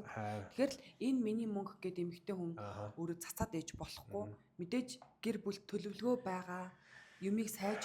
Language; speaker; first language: Mongolian; native; Mongolian